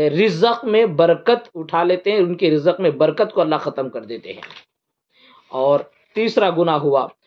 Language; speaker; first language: Urdu; native; Urdu